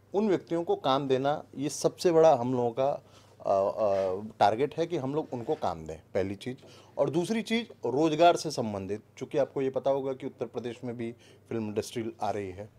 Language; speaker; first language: Hindi; native; Hindi